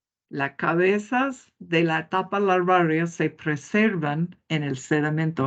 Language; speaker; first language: Spanish; non-native, fluent; English